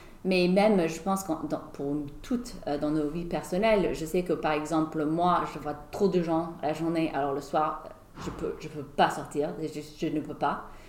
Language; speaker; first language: French; non-native, fluent; English